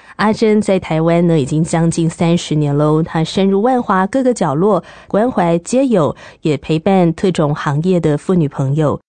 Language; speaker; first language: Chinese; native; Chinese